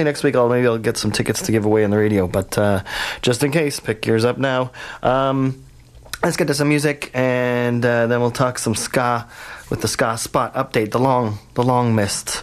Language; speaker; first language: English; native; English